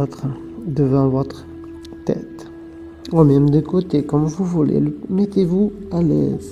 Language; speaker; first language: French; non-native, fluent; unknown